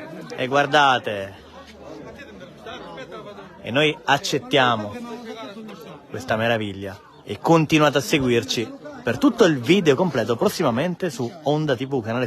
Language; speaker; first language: Italian; native; Italian